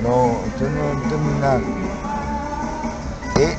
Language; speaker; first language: Portuguese; non-native, learner; Spanish